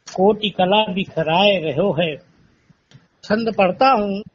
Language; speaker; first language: Hindi; native; Hindi